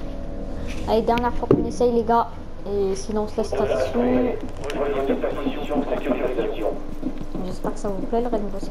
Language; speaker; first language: French; native; French